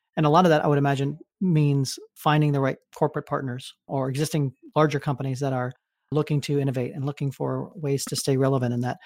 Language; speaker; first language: English; native; English